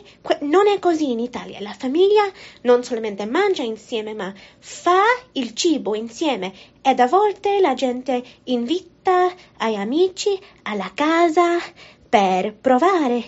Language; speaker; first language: Italian; non-native, learner; English